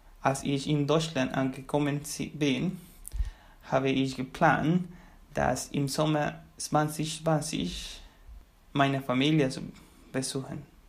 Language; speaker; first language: German; non-native, learner; Spanish